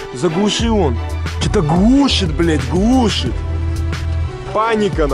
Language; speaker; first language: Russian; native; Russian